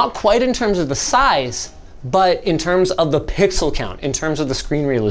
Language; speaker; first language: English; native; English